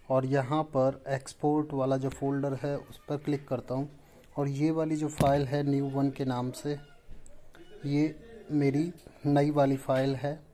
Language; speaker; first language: Hindi; native; Hindi